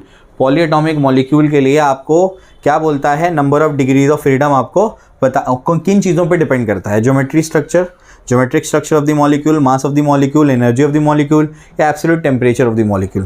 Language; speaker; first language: Hindi; native; Hindi